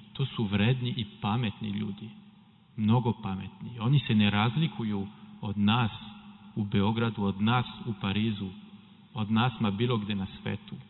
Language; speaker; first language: Serbian; non-native, fluent; French